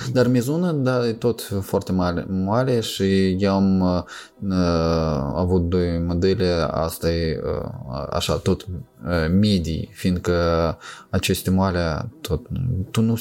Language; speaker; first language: Romanian; non-native, local second language; Russian